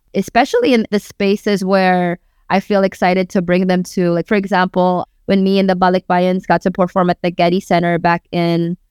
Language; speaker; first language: English; early bilingual, other home language; Waray